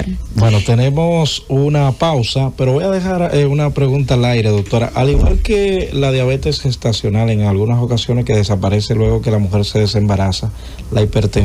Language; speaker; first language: Spanish; native; Spanish